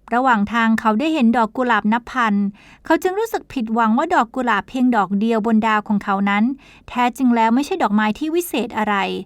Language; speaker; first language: Thai; native; Thai